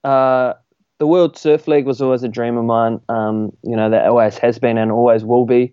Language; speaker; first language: English; native; English